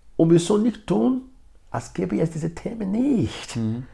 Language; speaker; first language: German; non-native, fluent; Bini